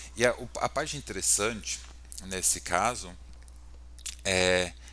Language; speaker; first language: Portuguese; non-native, fluent; German